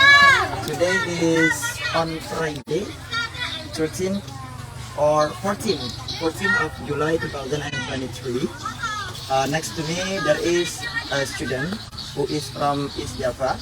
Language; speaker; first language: English; non-native, fluent; Indonesian